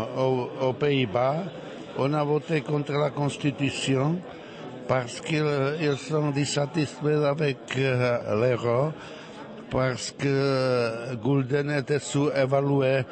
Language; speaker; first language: French; non-native, fluent; Czech